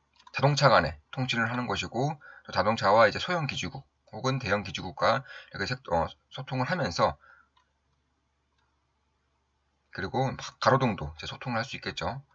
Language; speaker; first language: Korean; native; Korean